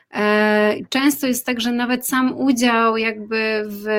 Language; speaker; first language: Polish; native; Polish